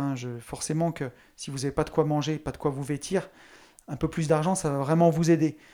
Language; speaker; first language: French; native; French